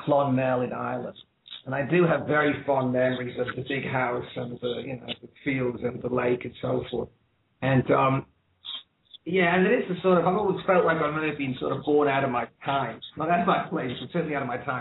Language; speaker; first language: English; native; English